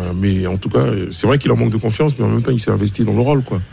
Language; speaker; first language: French; native; French